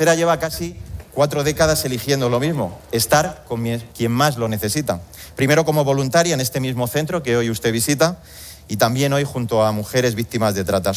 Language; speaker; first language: Spanish; native; Spanish